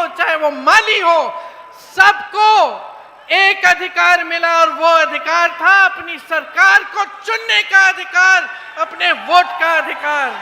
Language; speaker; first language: Hindi; native; Hindi